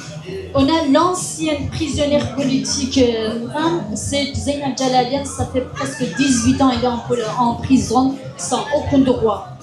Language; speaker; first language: French; non-native, fluent; Kurdish